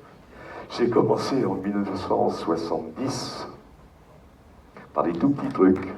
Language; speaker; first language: French; native; French